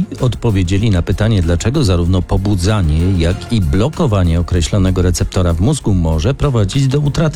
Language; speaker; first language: Polish; native; Polish